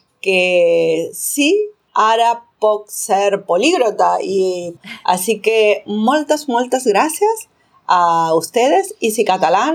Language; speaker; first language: Catalan; non-native, learner; Spanish